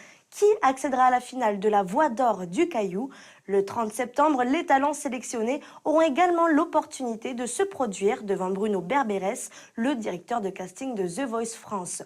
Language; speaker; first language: French; native; French